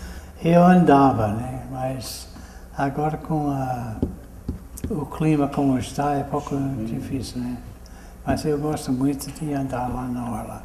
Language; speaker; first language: Portuguese; non-native, fluent; English